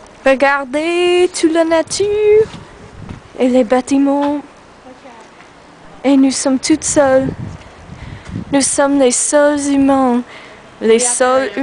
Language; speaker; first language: French; non-native, learner; English